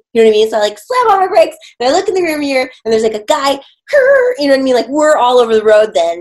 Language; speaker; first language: English; native; English